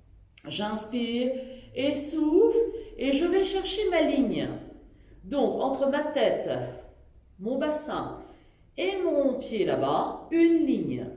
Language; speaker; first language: French; native; French